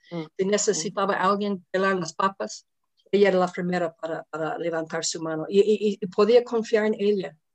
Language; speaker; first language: Spanish; non-native, fluent; English